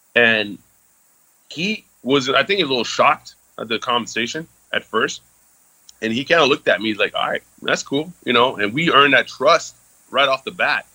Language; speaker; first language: English; early bilingual, other home language; French